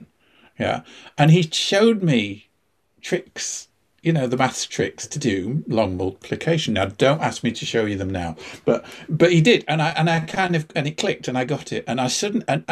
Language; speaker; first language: English; native; English